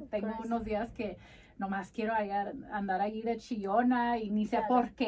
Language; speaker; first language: Spanish; early bilingual, heritage; Spanish